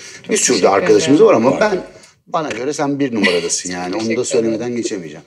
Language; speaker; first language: Turkish; native; Turkish